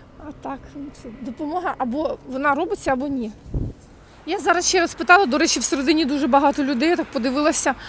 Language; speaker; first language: Ukrainian; native; Ukrainian